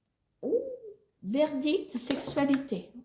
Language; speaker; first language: French; native; French